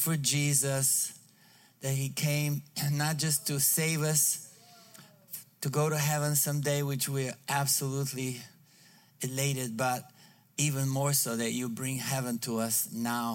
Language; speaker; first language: English; non-native, fluent; Bulgarian